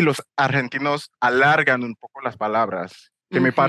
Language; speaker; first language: Spanish; non-native, fluent; English